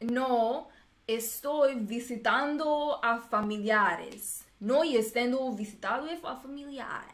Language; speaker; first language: Spanish; non-native, learner; English